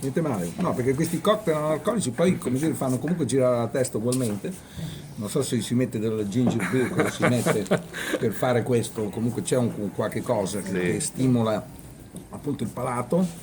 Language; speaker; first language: Italian; native; Italian